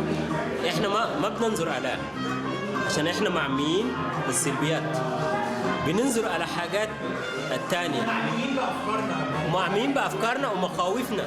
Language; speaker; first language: Arabic; native; Arabic